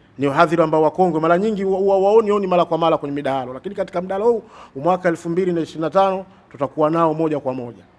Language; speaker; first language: Swahili; native; Swahili